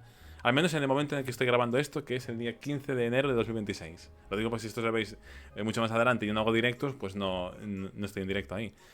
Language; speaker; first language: Spanish; native; Spanish